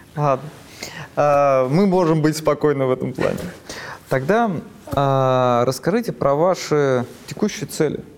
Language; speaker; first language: Russian; native; Russian